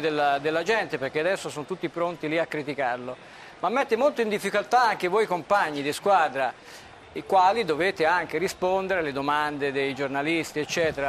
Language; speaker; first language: Italian; native; Italian